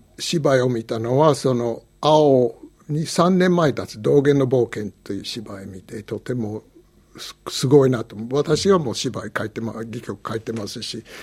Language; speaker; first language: Japanese; non-native, fluent; English